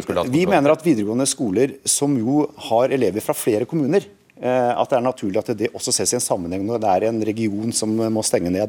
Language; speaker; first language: Norwegian; native; Norwegian